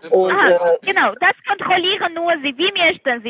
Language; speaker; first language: German; non-native, learner; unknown